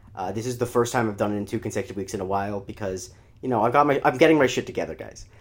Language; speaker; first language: English; native; English